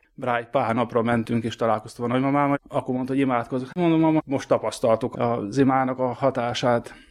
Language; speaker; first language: Hungarian; native; Hungarian